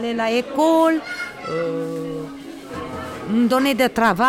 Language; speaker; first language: French; non-native, learner; Romanian